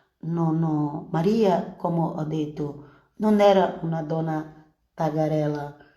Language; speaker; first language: Italian; non-native, fluent; Portuguese